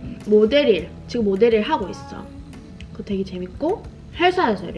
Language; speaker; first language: Korean; non-native, fluent; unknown